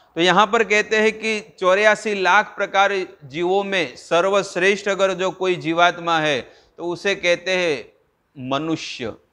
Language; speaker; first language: Hindi; non-native, local second language; Gujarati